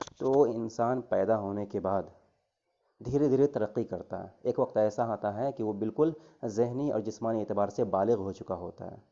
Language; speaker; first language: Urdu; native; Urdu